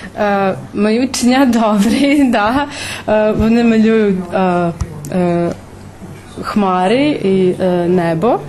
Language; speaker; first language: Ukrainian; early bilingual, heritage; Ukrainian